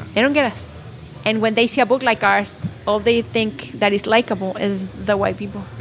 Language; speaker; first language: English; non-native, fluent; Spanish